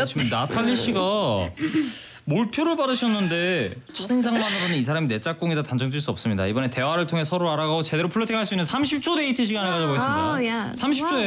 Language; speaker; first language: Korean; native; Korean